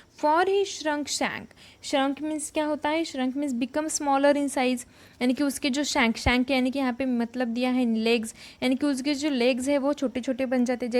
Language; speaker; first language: Hindi; non-native, local second language; Marathi